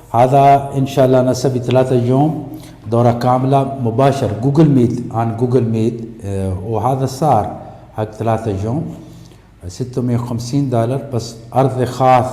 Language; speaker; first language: Arabic; non-native, learner; Urdu